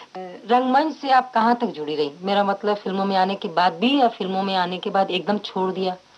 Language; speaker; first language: Hindi; native; Hindi